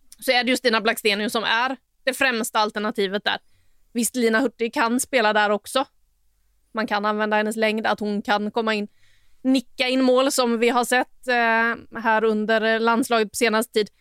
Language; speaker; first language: Swedish; native; Swedish